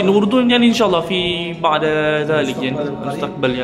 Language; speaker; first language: Arabic; non-native, learner; Malay